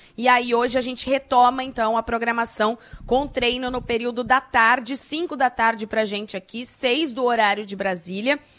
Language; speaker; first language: Portuguese; native; Portuguese